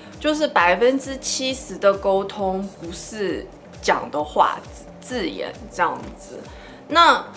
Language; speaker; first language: Chinese; early bilingual, heritage; Chinese